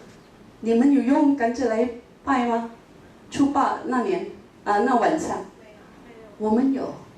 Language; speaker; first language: Chinese; non-native, local second language; Min Nan Chinese